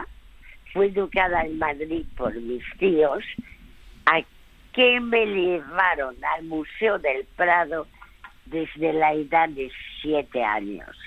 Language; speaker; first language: Spanish; early bilingual, other home language; French